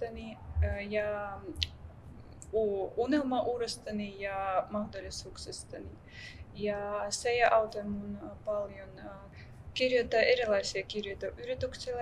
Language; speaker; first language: Finnish; non-native, learner; Russian